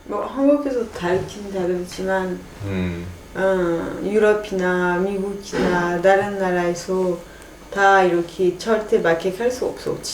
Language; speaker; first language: Korean; non-native, fluent; French